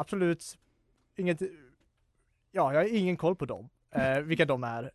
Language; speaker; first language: Swedish; native; Swedish